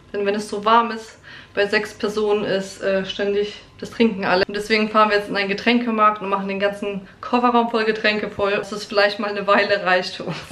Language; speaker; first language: German; early bilingual, other home language; Polish